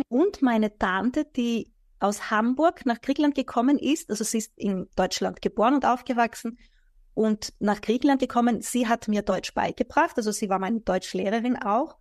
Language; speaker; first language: German; non-native, fluent; Greek